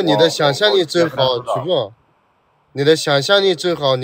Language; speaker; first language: Chinese; native; Chinese